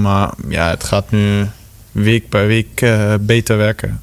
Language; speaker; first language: Dutch; non-native, fluent; German